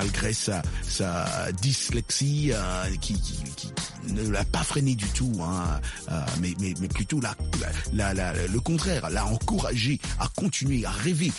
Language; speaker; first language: French; non-native, local second language; Lingala